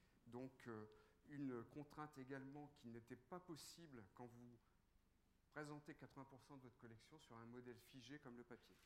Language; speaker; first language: French; native; French